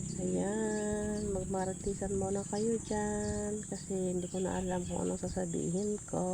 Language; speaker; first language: Filipino; non-native, local second language; Iloko